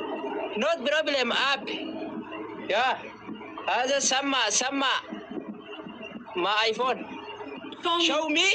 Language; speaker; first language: English; non-native, learner; Oromo